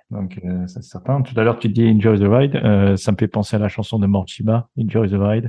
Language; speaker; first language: French; native; French